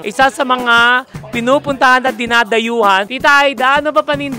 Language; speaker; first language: Filipino; native; Filipino